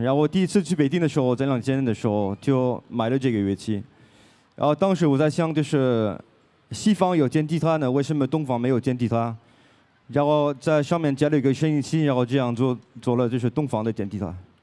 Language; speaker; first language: Chinese; non-native, fluent; French